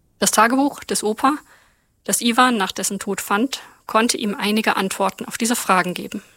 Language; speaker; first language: German; native; German